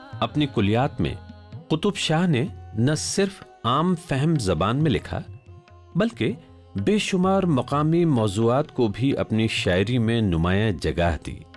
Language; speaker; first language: Urdu; native; Urdu